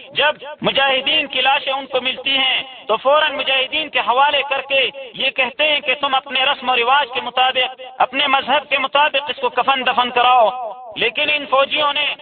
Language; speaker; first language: Urdu; non-native, local second language; Pashto